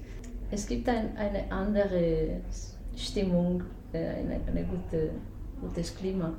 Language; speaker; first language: German; non-native, fluent; Spanish